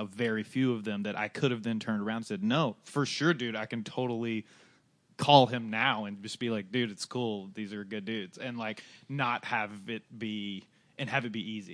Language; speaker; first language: English; native; English